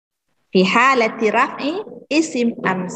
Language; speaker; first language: Arabic; non-native, fluent; Indonesian